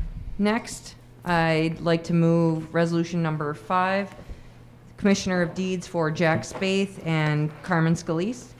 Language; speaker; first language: English; native; English